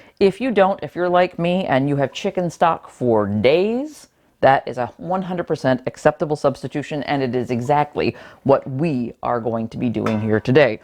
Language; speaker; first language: English; native; English